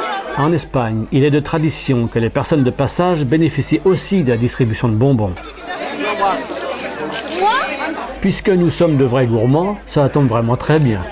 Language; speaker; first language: French; native; French